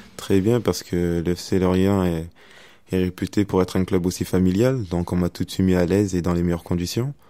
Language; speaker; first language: French; native; French